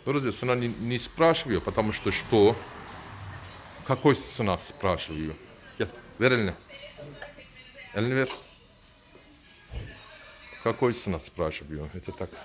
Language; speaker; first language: Russian; non-native, learner; Turkish